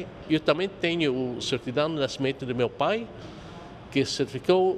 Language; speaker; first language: Portuguese; non-native, fluent; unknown